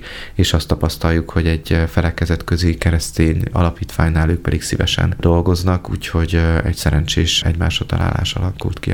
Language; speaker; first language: Hungarian; native; Hungarian